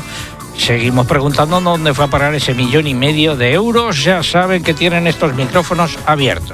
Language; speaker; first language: Spanish; native; Spanish